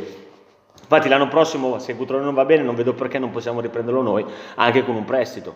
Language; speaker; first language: Italian; native; Italian